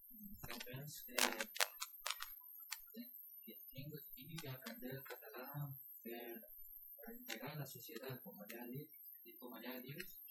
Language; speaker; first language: Catalan; non-native, learner; Spanish